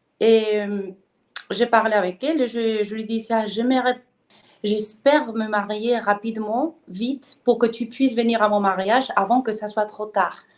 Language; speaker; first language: French; non-native, fluent; Spanish